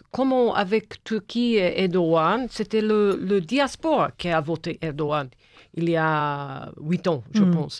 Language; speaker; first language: French; non-native, fluent; English